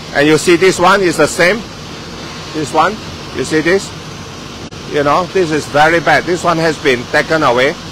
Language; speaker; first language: English; non-native, local second language; Chinese